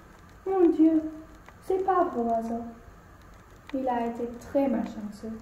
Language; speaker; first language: French; non-native, learner; English